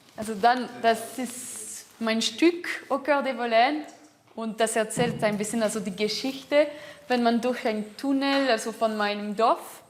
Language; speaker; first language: German; non-native, fluent; French